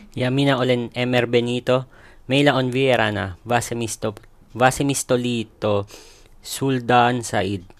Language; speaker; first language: Finnish; non-native, learner; Filipino